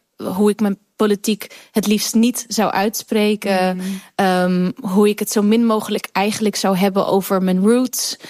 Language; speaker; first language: Dutch; early bilingual, other home language; Kurdish